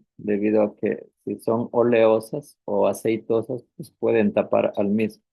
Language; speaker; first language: Spanish; native; Spanish